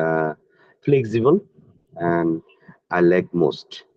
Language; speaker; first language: English; non-native, learner; Bangla